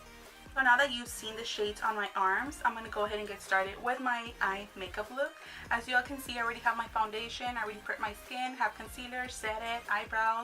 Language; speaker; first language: English; native; English